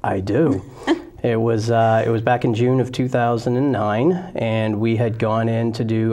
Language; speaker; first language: English; native; English